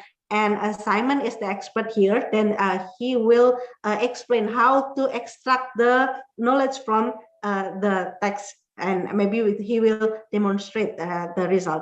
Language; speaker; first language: English; non-native, fluent; Indonesian